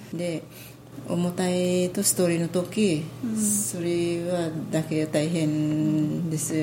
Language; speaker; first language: Japanese; non-native, learner; Filipino